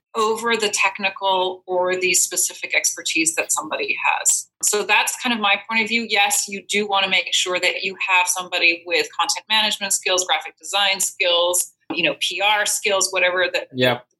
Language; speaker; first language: English; non-native, fluent; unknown